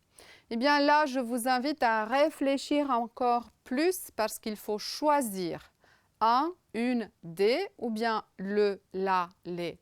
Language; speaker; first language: French; non-native, fluent; Romanian